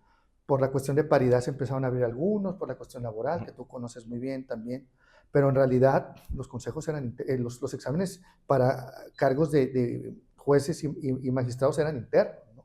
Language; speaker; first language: Spanish; native; Spanish